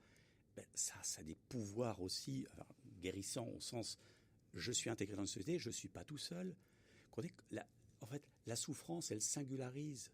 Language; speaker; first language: French; native; French